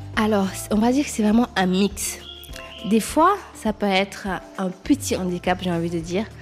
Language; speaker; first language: French; non-native, local second language; Wolof